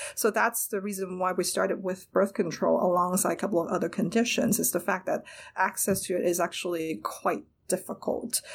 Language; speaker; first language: English; non-native, local second language; Cantonese